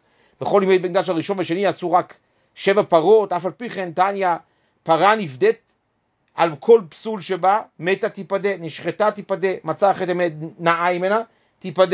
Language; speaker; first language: Hebrew; native; Hebrew